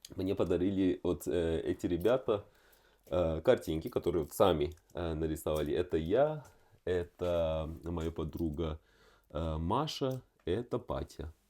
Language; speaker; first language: Russian; non-native, fluent; Persian